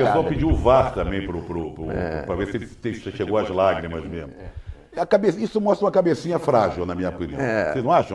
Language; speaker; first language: Portuguese; native; Portuguese